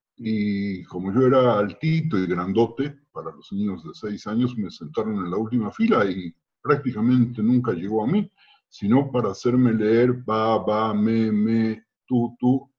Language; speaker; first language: Spanish; native; Spanish